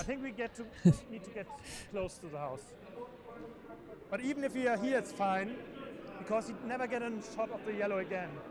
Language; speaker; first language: English; non-native, fluent; German